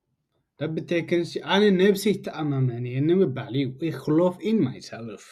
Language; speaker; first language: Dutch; non-native, learner; Tigrinya